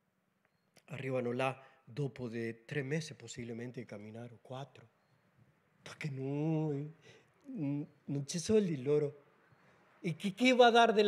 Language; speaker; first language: Italian; non-native, learner; Spanish